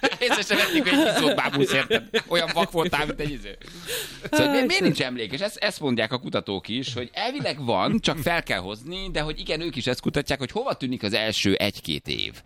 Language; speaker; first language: Hungarian; native; Hungarian